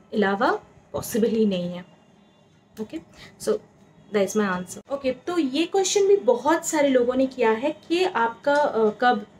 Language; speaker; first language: Hindi; non-native, local second language; Bangla